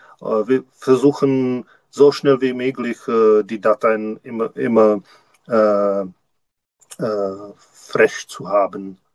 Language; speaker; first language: German; non-native, learner; Czech